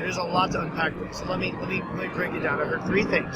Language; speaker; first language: English; native; English